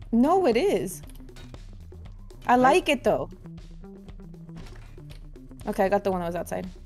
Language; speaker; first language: English; native; English